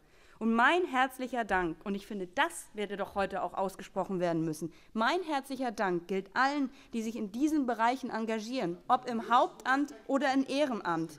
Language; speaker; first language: German; native; German